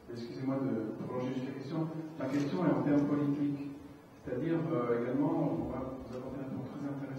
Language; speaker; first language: French; native; French